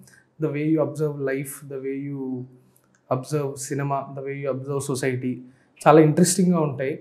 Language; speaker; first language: Telugu; native; Telugu